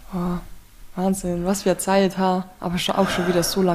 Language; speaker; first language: German; native; German